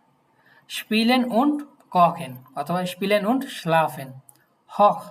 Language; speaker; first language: German; non-native, learner; Bangla